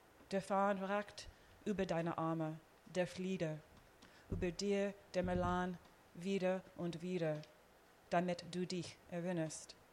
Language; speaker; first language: German; non-native, fluent; English